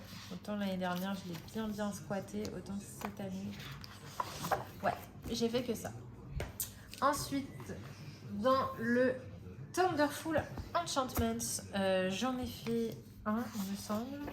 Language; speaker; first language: French; native; French